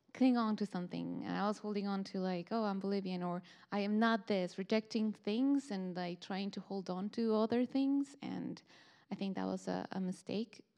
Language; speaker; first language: English; non-native, fluent; Spanish